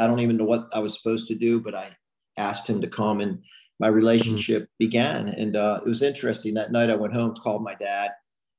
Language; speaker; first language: English; native; English